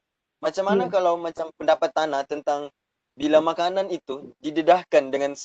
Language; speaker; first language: Malay; native; Malay